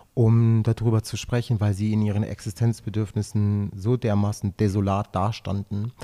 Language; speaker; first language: German; native; German